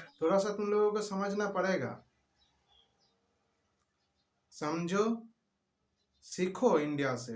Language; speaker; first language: Hindi; non-native, local second language; Bangla